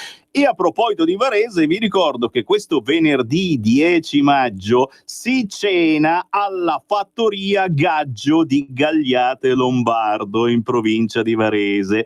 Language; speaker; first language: Italian; native; Italian